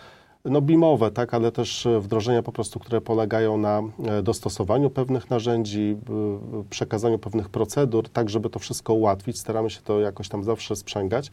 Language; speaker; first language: Polish; native; Polish